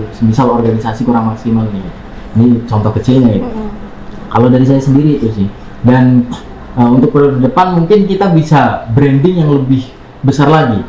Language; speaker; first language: Indonesian; non-native, local second language; Javanese